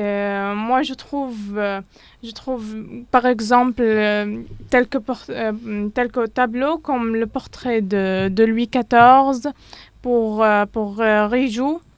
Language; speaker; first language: French; non-native, learner; Arabic